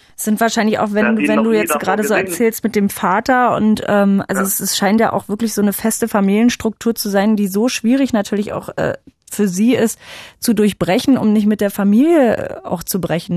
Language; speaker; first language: German; native; German